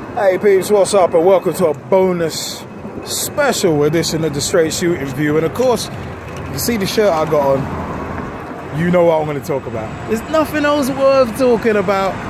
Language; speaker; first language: English; native; English